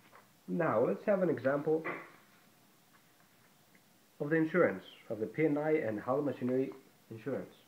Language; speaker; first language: English; non-native, fluent; Greek